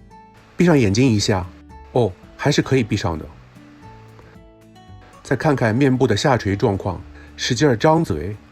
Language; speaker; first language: Chinese; native; Chinese